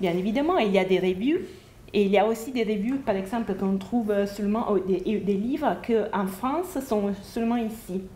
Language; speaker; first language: French; non-native, fluent; Italian